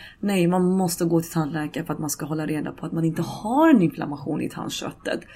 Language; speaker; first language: Swedish; early bilingual, other home language; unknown